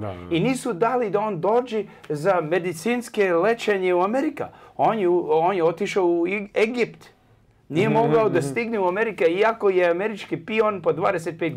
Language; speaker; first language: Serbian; early bilingual, heritage; English